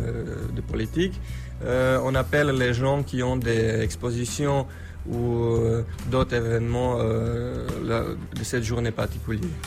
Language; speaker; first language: French; non-native, fluent; Slovenian